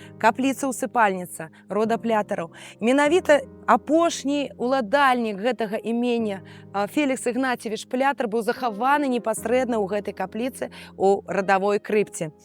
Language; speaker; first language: Belarusian; native; Belarusian